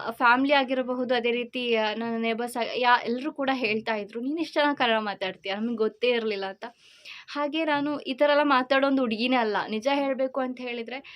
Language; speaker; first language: Kannada; non-native, local second language; Malayalam